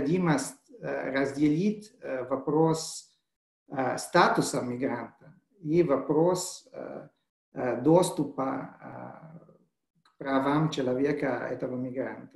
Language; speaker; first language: Russian; non-native, fluent; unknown